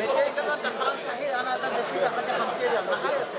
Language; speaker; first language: Arabic; non-native, learner; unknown